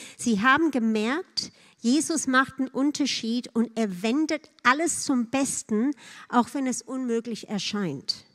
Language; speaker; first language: German; non-native, fluent; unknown